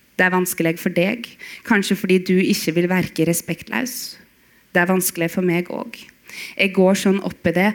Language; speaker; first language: Norwegian; native; Norwegian